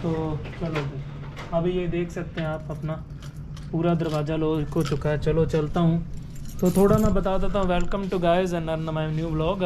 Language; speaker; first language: Hindi; non-native, local second language; Punjabi